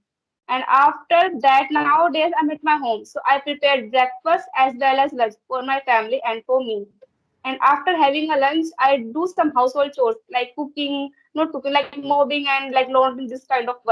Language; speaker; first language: English; non-native, learner; Hindi